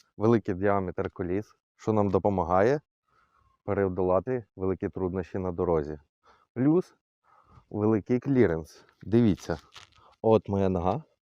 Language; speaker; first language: Ukrainian; non-native, local second language; Russian